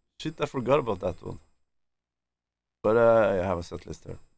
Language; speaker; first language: English; non-native, fluent; Norwegian